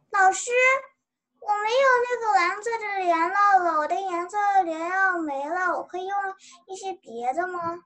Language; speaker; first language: Chinese; early bilingual, heritage; Chinese